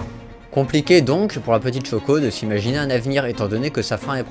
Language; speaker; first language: French; native; French